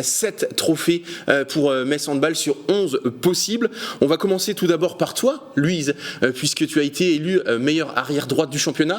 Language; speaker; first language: French; native; French